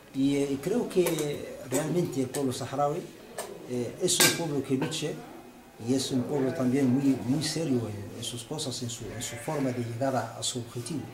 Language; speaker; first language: Spanish; non-native, fluent; Arabic